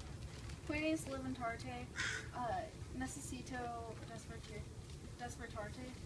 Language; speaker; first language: Spanish; non-native, learner; English